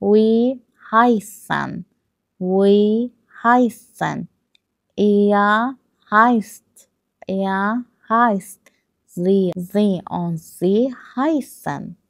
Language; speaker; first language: German; non-native, learner; Persian